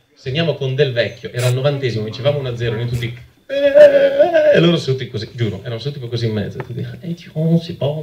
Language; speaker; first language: Italian; native; Italian